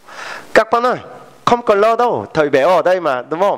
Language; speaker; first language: Vietnamese; non-native, fluent; Korean